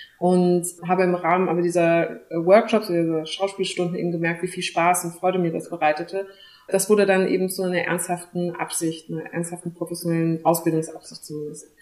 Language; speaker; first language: German; early bilingual, other home language; French